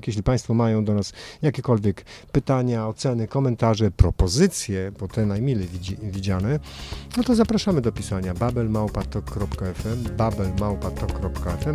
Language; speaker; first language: Polish; native; Polish